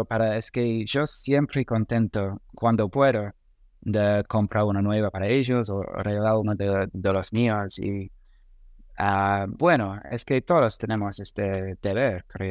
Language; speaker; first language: Spanish; non-native, fluent; English